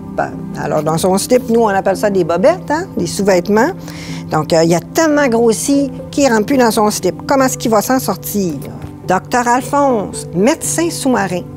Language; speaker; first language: French; native; French